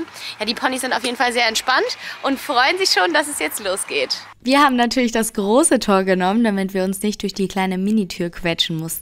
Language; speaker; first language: German; native; German